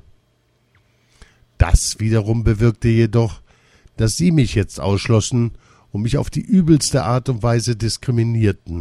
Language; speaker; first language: German; early bilingual, other home language; Russian